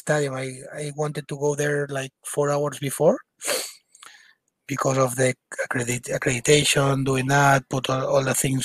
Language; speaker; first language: English; non-native, fluent; Spanish